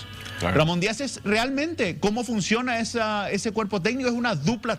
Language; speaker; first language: Spanish; native; Spanish